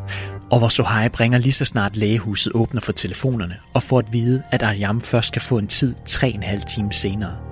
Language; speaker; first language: Danish; native; Danish